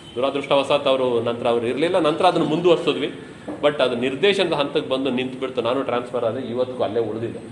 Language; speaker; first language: Kannada; native; Kannada